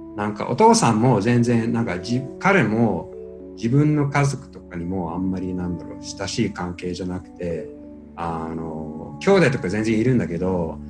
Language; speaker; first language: Japanese; non-native, fluent; English